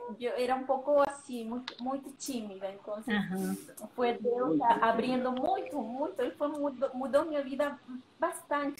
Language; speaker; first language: Portuguese; non-native, learner; Spanish